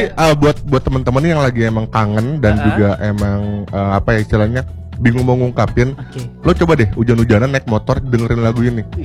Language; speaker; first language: Indonesian; native; Indonesian